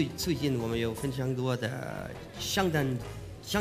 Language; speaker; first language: Chinese; non-native, learner; Danish